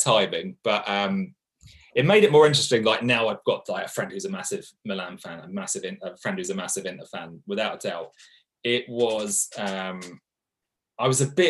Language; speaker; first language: English; native; English